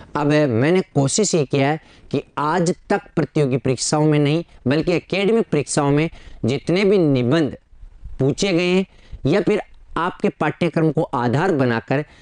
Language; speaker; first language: Hindi; native; Hindi